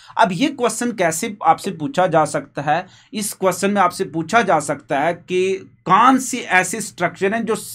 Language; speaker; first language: Urdu; non-native, local second language; Punjabi